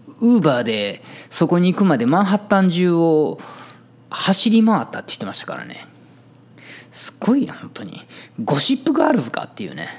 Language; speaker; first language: Japanese; native; Japanese